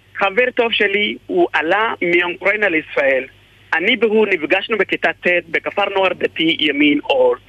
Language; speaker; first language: Hebrew; non-native, fluent; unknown